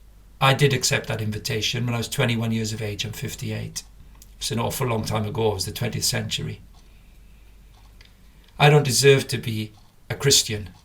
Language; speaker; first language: English; native; English